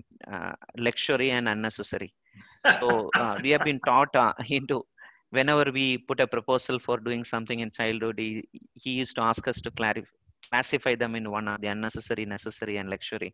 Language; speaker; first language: English; non-native, local second language; Malayalam